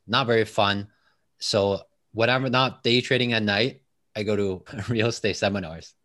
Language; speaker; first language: English; non-native, fluent; Chinese